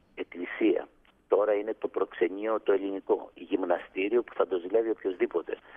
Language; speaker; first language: Greek; native; Greek